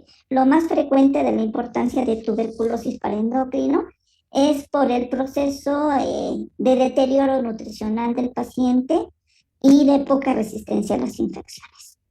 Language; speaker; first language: Spanish; native; Spanish